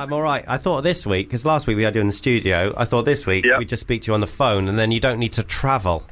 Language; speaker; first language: English; native; English